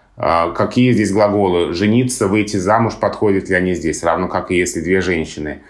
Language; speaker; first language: Russian; native; Russian